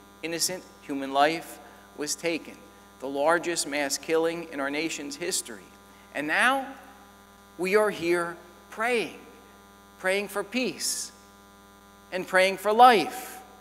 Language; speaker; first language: English; native; English